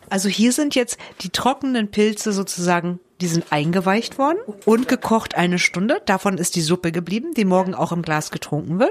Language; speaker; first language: German; native; German